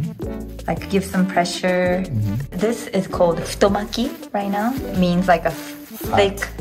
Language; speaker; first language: English; non-native, fluent; Japanese